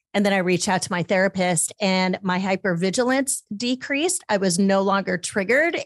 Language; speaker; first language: English; native; English